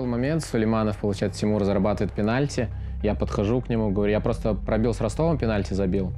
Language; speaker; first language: Russian; native; Russian